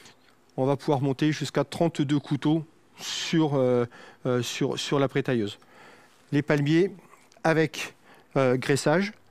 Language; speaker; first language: French; native; French